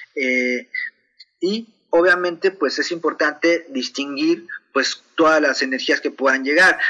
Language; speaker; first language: Spanish; native; Spanish